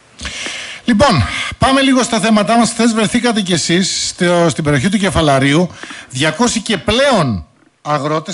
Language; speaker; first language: Greek; native; Greek